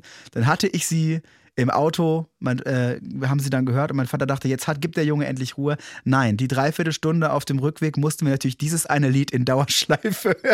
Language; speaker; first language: German; native; German